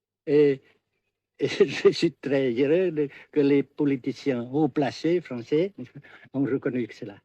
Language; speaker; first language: French; non-native, fluent; Vietnamese